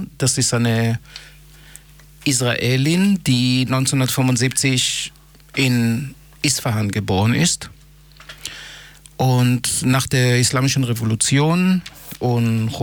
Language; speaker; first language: German; native; German